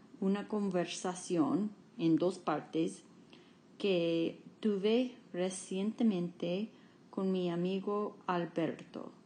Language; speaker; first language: Spanish; non-native, fluent; English